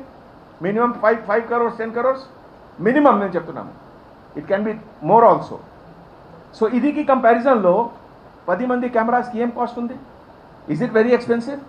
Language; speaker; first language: Telugu; non-native, fluent; Hindi